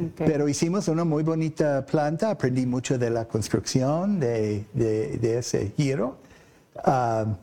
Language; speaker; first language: Spanish; non-native, fluent; English